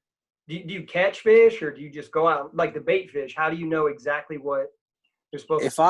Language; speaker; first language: English; native; English